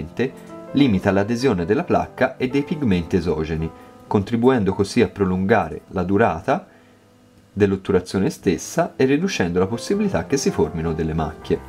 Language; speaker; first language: Italian; native; Italian